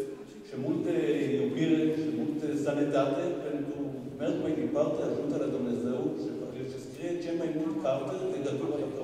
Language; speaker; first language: Romanian; non-native, learner; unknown